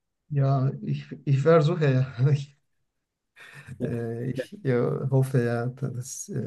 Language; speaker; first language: German; non-native, learner; Turkish